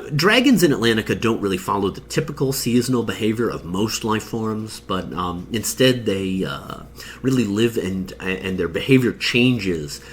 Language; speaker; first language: English; native; English